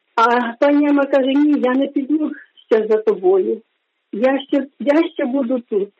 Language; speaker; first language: Ukrainian; native; Ukrainian